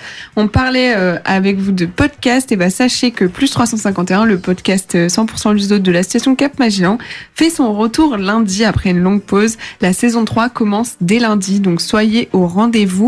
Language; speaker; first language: French; native; French